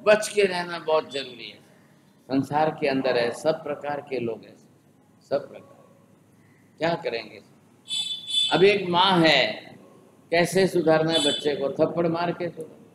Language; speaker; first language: Hindi; non-native, local second language; Gujarati